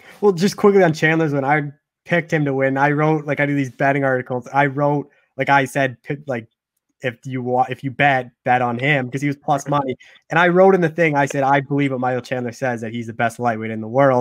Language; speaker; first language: English; native; English